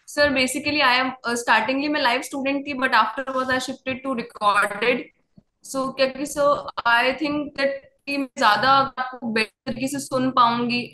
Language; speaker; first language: Hindi; native; Hindi